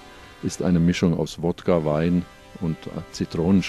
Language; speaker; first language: German; native; German